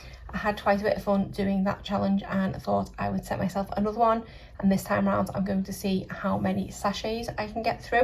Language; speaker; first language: English; native; English